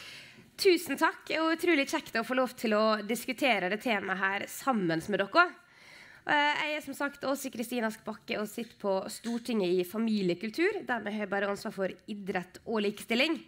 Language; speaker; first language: Norwegian; native; Norwegian